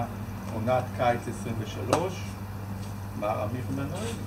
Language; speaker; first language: Hebrew; native; Hebrew